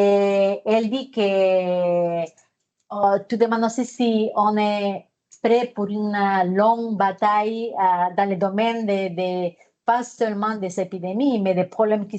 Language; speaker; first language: French; non-native, fluent; Spanish